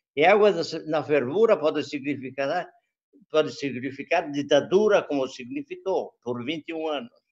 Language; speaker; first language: Portuguese; early bilingual, other home language; Italian